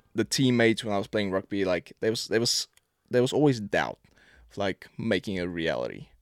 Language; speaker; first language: English; non-native, local second language; Afrikaans